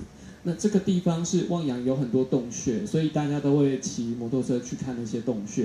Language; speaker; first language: Chinese; native; Chinese